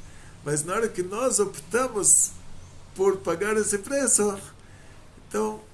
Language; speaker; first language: Portuguese; native; Portuguese